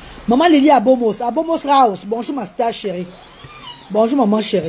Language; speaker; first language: French; non-native, local second language; Lingala